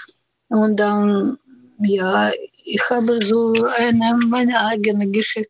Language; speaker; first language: German; non-native, fluent; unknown